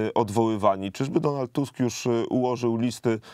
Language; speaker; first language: Polish; native; Polish